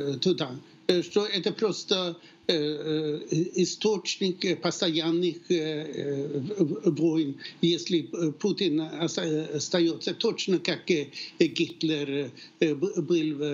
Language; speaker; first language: Russian; non-native, fluent; Swedish